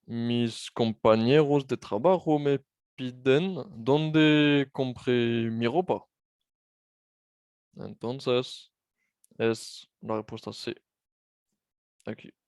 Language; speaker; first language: Spanish; non-native, fluent; French